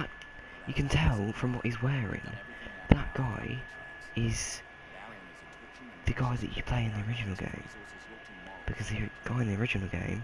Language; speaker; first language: English; native; English